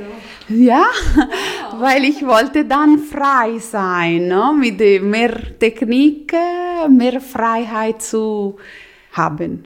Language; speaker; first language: German; non-native, local second language; Italian